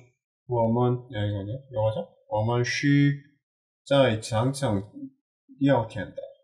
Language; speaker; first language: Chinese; non-native, learner; Korean